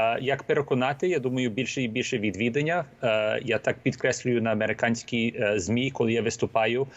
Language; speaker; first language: Ukrainian; early bilingual, heritage; Ukrainian